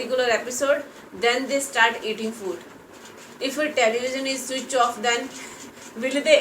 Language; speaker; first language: English; non-native, local second language; Hindi